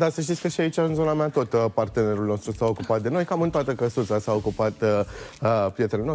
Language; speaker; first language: Romanian; native; Romanian